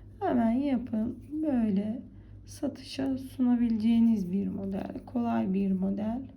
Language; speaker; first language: Turkish; native; Turkish